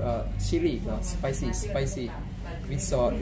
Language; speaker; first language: English; non-native, learner; Thai